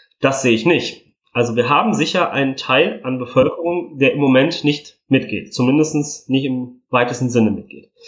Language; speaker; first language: German; early bilingual, other home language; Italian